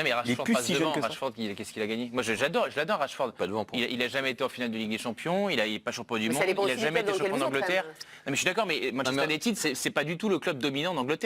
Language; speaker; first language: French; native; French